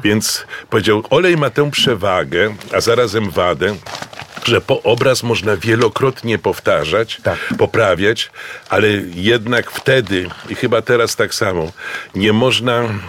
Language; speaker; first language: Polish; native; Polish